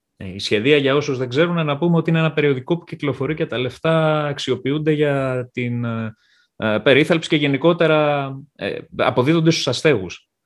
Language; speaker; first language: Greek; native; Greek